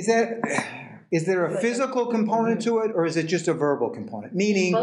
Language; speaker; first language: English; native; English